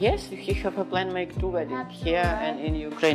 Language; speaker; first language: English; non-native, learner; Ukrainian